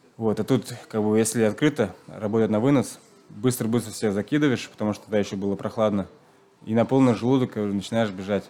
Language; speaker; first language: Russian; non-native, local second language; Chuvash